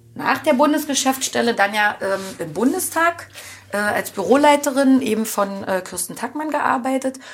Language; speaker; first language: German; native; German